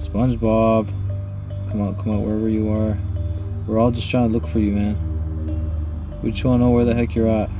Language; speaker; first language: English; native; English